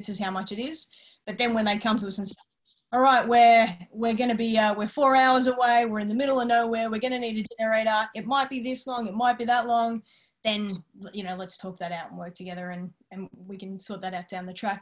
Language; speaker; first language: English; native; English